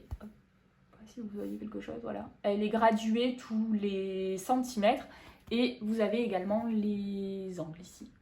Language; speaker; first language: French; native; French